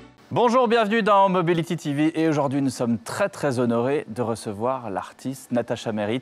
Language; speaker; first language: French; native; French